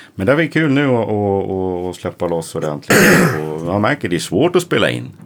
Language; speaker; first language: Swedish; native; Swedish